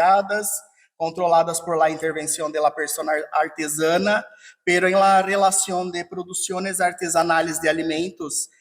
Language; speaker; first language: Spanish; non-native, fluent; Portuguese